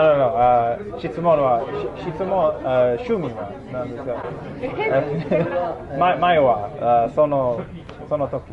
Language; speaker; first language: Japanese; non-native, learner; English